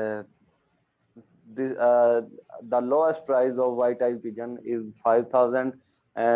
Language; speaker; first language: English; non-native, learner; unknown